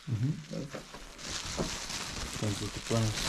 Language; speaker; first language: Spanish; non-native, learner; Danish